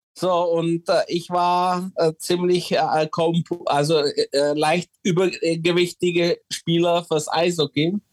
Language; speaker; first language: German; early bilingual, other home language; Czech